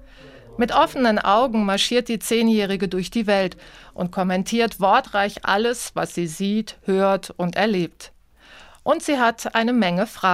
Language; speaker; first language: German; native; German